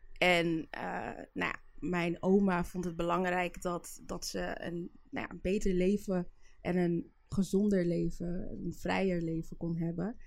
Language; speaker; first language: Dutch; early bilingual, other home language; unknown